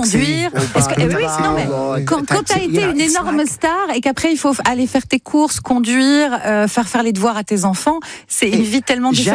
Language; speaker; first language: French; native; French